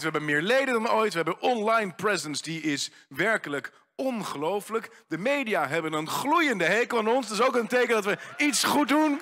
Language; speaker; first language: Dutch; native; Dutch